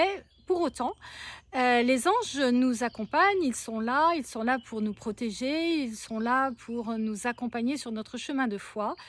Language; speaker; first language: French; native; French